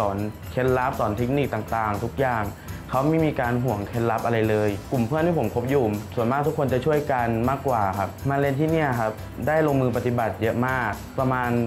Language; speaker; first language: Thai; native; Thai